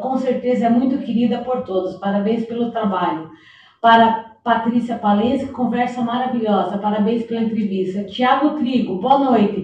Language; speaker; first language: Portuguese; native; Portuguese